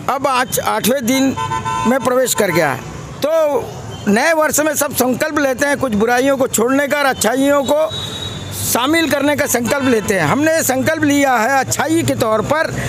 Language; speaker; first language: Hindi; native; Hindi